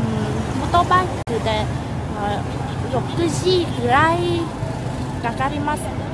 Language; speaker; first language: Japanese; non-native, learner; Vietnamese